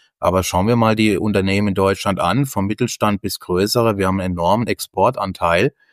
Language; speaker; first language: German; native; German